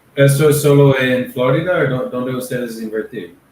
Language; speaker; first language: Spanish; non-native, learner; English